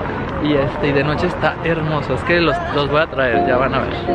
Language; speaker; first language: Spanish; native; Spanish